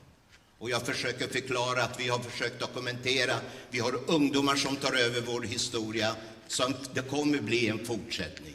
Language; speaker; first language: Swedish; early bilingual, other home language; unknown